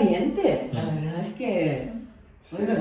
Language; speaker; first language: Spanish; non-native, fluent; Japanese